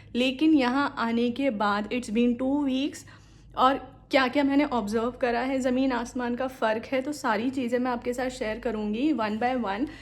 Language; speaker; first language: Hindi; native; Hindi